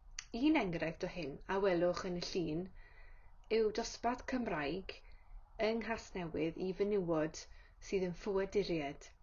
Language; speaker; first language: Welsh; native; Welsh